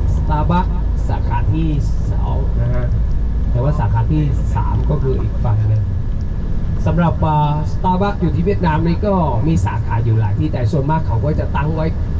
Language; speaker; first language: Thai; non-native, fluent; Vietnamese